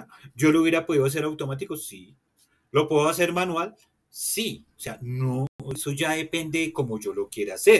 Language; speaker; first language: Spanish; native; Spanish